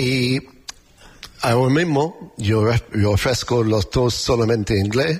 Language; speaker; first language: Spanish; non-native, learner; English